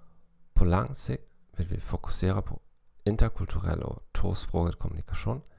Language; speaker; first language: Danish; non-native, fluent; German